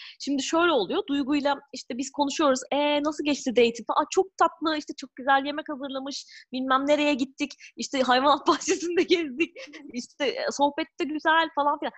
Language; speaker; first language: Turkish; native; Turkish